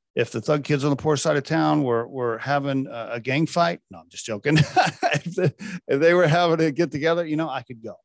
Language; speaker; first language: English; native; English